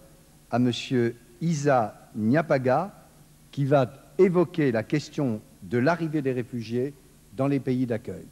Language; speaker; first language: French; native; French